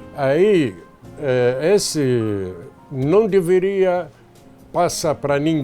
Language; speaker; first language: Portuguese; non-native, fluent; Arabic